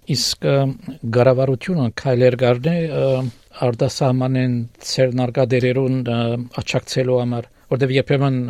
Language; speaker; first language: Armenian; early bilingual, heritage; Armenian